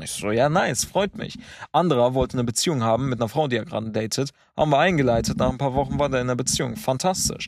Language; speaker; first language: German; native; German